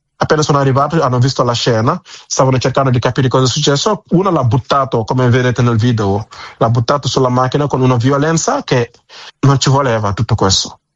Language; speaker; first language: Italian; non-native, fluent; Wolof